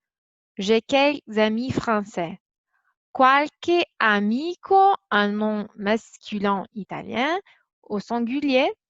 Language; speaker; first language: French; non-native, fluent; Italian